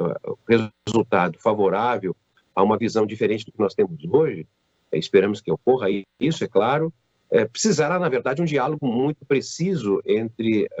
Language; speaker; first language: Portuguese; native; Portuguese